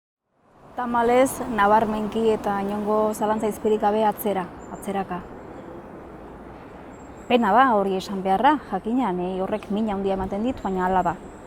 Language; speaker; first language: Basque; native; Basque